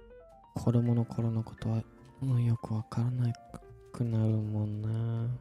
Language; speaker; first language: Japanese; non-native, fluent; Indonesian